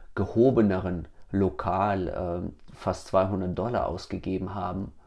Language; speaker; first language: German; early bilingual, other home language; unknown